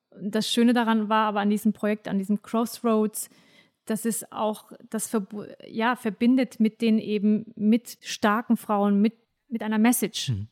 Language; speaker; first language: German; early bilingual, other home language; Turkish